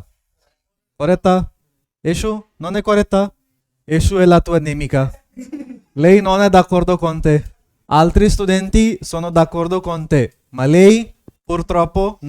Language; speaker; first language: Italian; non-native, fluent; Hindi